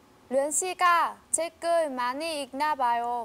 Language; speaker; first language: Korean; non-native, learner; Vietnamese